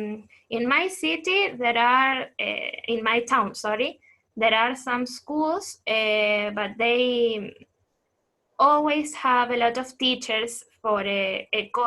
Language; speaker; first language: English; non-native, fluent; Spanish